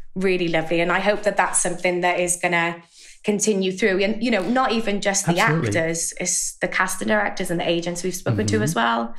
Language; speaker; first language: English; native; English